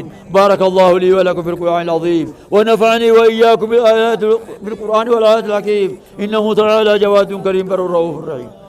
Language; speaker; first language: Arabic; non-native, fluent; Oromo